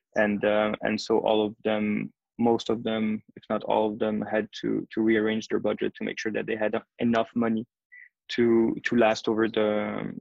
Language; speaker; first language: English; non-native, fluent; French